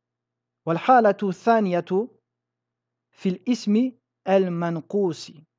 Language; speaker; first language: Arabic; non-native, fluent; French